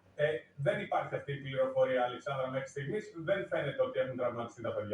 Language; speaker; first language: Greek; native; Greek